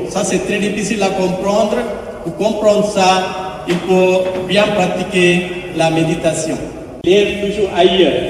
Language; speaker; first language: French; non-native, fluent; Sinhala